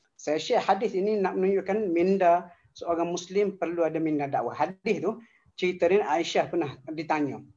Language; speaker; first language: Malay; native; Malay